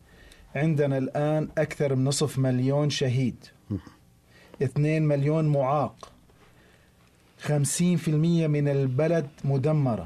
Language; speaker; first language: Arabic; native; Arabic